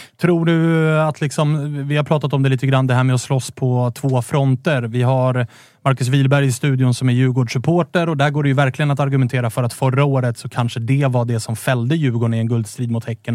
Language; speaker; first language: Swedish; native; Swedish